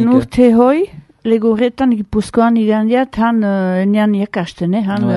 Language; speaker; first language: Basque; native; Basque